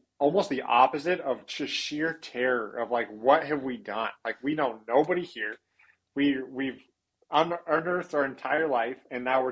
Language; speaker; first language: English; native; English